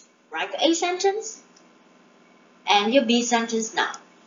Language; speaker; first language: English; non-native, local second language; Chinese